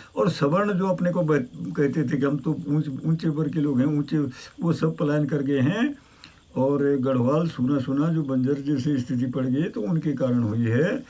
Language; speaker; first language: Hindi; non-native, local second language; Garhwali